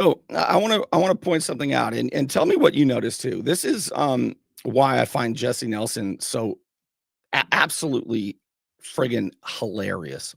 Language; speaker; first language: English; native; English